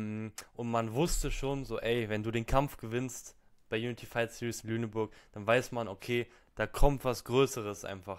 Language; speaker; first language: German; native; German